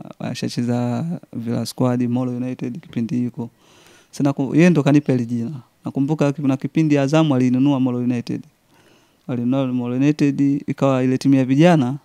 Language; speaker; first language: Swahili; native; Swahili